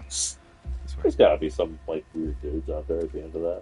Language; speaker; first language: English; native; English